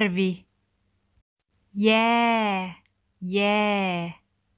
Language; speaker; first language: Finnish; non-native, learner; Thai